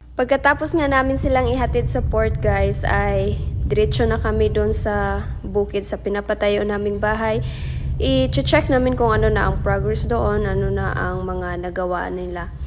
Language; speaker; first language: Filipino; non-native, local second language; Cebuano